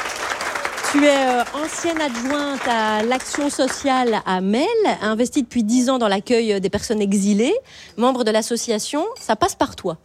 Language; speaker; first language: French; native; French